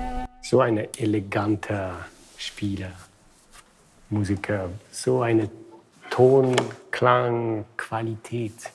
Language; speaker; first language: German; non-native, fluent; French